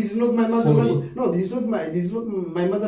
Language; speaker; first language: English; non-native, learner; Oromo